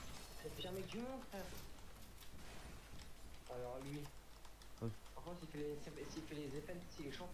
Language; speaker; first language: French; native; French